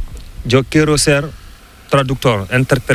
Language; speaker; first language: Spanish; non-native, learner; Fula